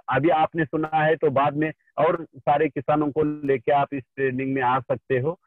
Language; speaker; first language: Hindi; non-native, local second language; Marathi